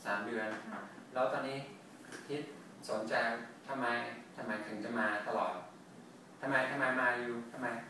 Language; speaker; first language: Thai; non-native, fluent; English